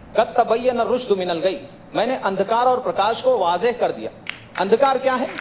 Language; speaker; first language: Hindi; native; Hindi